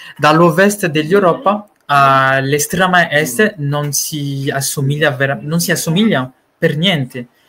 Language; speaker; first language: Italian; non-native, learner; Malagasy